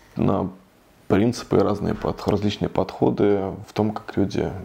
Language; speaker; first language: Russian; native; Russian